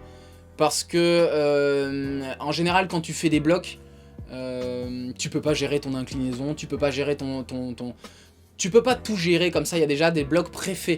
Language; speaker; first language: French; native; French